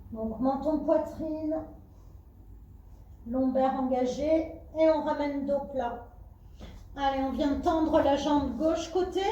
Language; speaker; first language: French; native; French